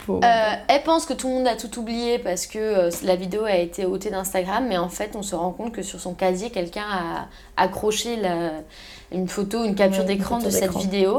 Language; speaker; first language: French; native; French